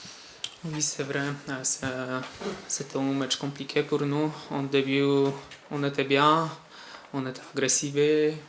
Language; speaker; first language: French; non-native, fluent; Polish